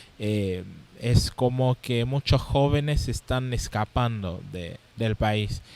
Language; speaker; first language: Spanish; non-native, fluent; Haitian Creole